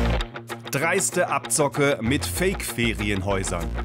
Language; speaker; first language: German; native; German